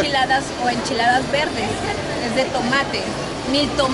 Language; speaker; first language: Spanish; native; Spanish